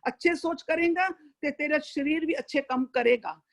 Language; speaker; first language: Hindi; non-native, local second language; Punjabi